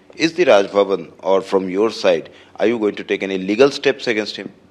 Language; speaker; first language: English; non-native, local second language; Bangla